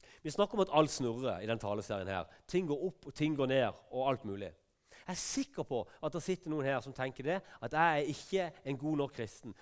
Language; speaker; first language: Norwegian; native; Norwegian